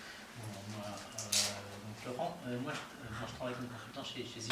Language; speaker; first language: French; native; French